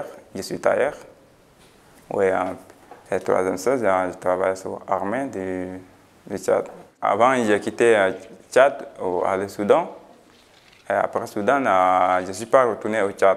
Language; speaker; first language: French; non-native, learner; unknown